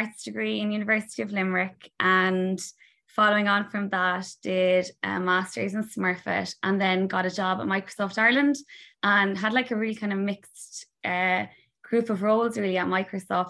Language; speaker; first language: English; native; English